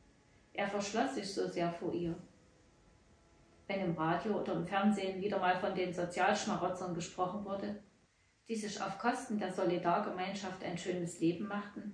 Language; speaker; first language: German; native; German